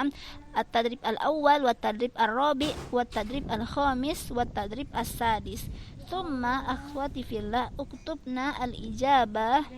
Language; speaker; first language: Arabic; non-native, fluent; Indonesian